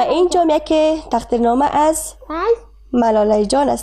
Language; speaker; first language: Persian; native; Persian